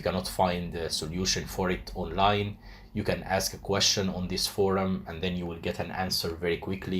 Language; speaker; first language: English; non-native, fluent; Arabic